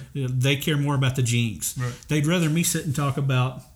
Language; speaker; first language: English; native; English